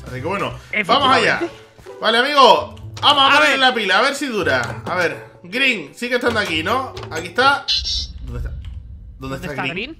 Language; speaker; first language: Spanish; native; Spanish